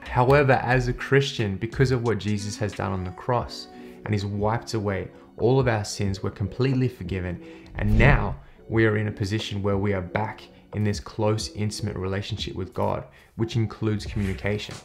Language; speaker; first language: English; native; English